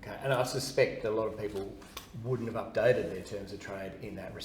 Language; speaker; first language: English; native; English